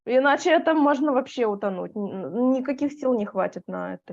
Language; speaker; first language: Russian; native; Russian